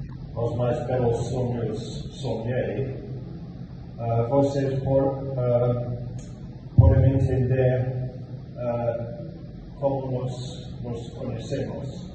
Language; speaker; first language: Portuguese; non-native, fluent; English